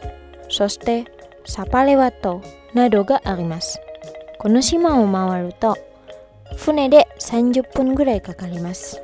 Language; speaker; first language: Japanese; non-native, fluent; Indonesian